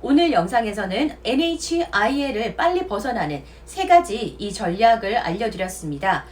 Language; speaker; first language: Korean; native; Korean